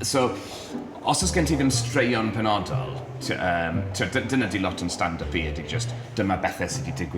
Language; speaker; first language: Welsh; native; Welsh